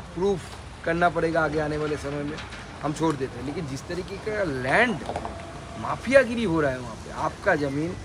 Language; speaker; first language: Hindi; non-native, local second language; Bangla